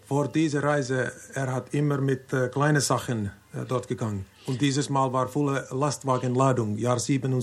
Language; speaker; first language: German; non-native, learner; Finnish